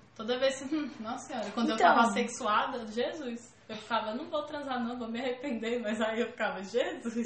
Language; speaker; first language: Portuguese; native; Portuguese